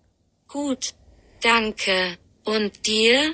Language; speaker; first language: German; non-native, learner; Persian